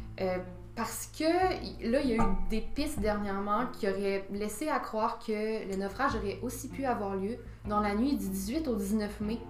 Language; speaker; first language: French; native; French